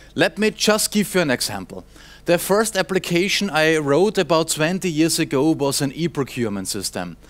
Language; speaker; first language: English; non-native, fluent; German